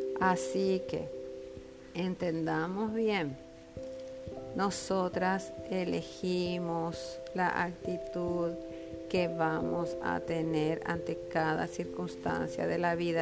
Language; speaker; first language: Spanish; native; Spanish